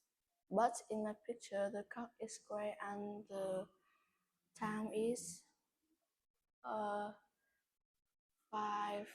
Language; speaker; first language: English; non-native, learner; Vietnamese